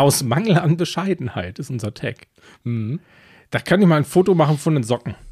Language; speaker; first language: German; native; German